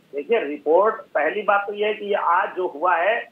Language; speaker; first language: Hindi; native; Hindi